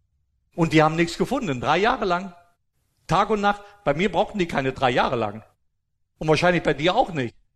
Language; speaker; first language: German; native; German